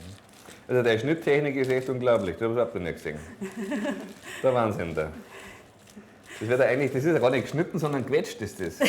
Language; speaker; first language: German; native; German